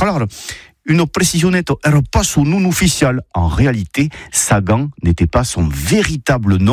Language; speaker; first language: French; native; French